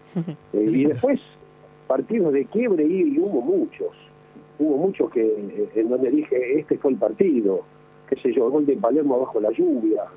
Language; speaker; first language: Spanish; native; Spanish